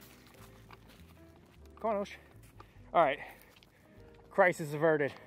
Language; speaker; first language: English; native; English